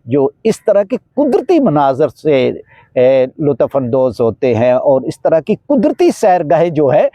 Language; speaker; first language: Urdu; non-native, local second language; Punjabi